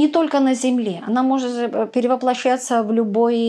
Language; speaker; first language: Russian; native; Russian